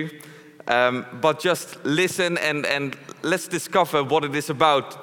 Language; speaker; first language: English; non-native, fluent; Dutch